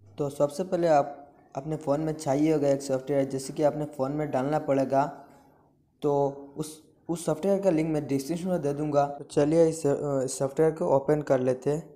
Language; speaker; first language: Hindi; native; Hindi